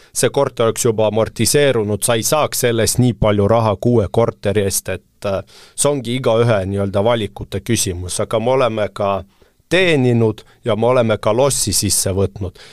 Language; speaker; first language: Estonian; non-native, local second language; Russian